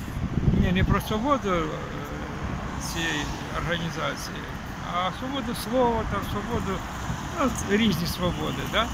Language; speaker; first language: Ukrainian; non-native, local second language; Russian